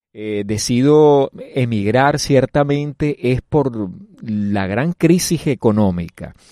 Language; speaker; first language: Spanish; native; Spanish